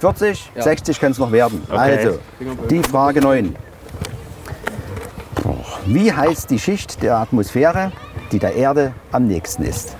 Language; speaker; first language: German; native; German